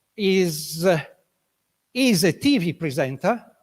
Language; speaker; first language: English; non-native, fluent; Italian